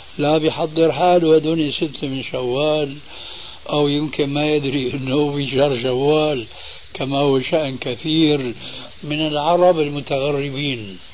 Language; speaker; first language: Arabic; early bilingual, other home language; Albanian